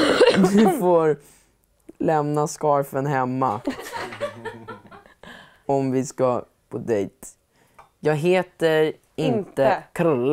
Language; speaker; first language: Swedish; native; Swedish